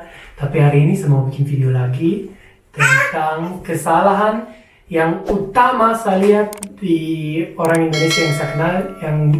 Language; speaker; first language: Indonesian; non-native, fluent; German